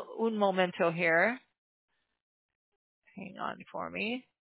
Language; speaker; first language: English; native; English